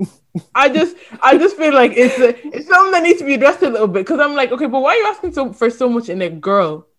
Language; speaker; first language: English; native; English